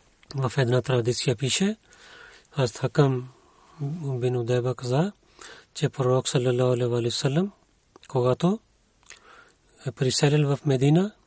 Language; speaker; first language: Bulgarian; non-native, learner; Urdu